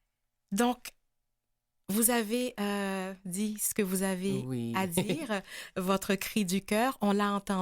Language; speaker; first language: French; native; French